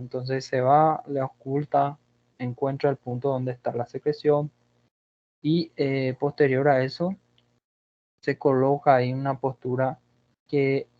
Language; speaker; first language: Spanish; non-native, fluent; Portuguese